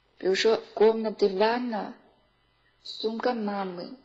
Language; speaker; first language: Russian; non-native, fluent; Chinese